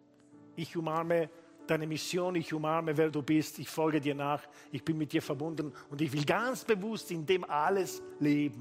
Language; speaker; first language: German; non-native, fluent; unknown